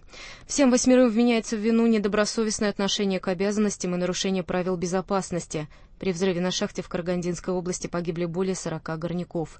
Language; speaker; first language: Russian; native; Russian